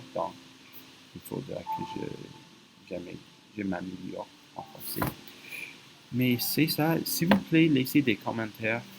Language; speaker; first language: French; non-native, fluent; English